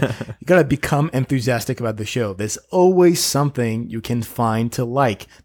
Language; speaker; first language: English; non-native, fluent; French